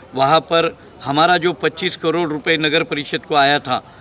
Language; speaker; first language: Hindi; non-native, local second language; Marathi